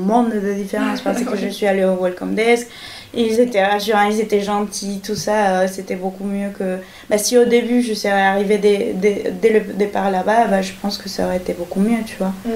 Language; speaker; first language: French; non-native, fluent; Spanish